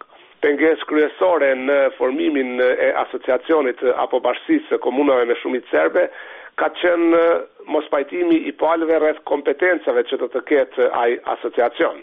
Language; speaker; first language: Albanian; native; Albanian